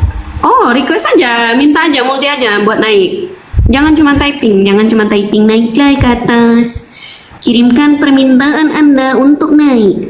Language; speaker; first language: Indonesian; native; Indonesian